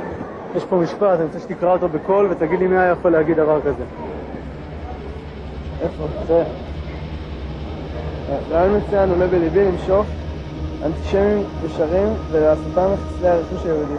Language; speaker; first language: Hebrew; native; Hebrew